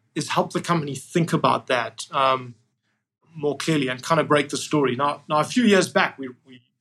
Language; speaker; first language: English; native; English